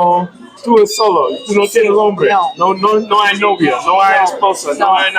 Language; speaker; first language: Spanish; non-native, learner; English